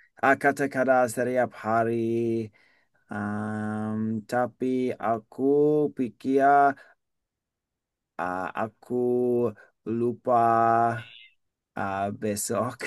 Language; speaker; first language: Indonesian; non-native, learner; English